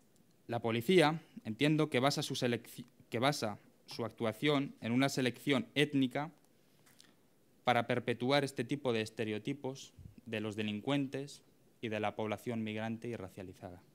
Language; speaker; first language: Spanish; native; Spanish